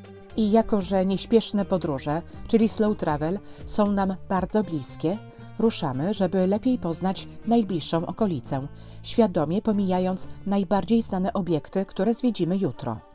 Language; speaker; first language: Polish; native; Polish